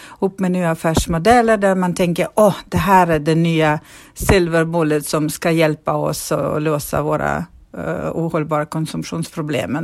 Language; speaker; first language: Swedish; non-native, fluent; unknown